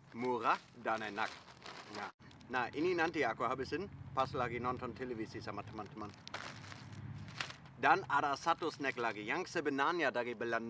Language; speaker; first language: Indonesian; non-native, fluent; German